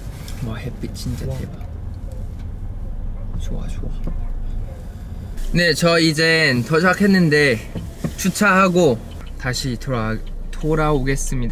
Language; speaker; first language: Korean; non-native, fluent; Thai